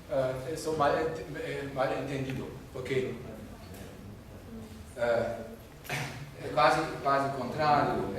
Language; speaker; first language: Portuguese; non-native, fluent; German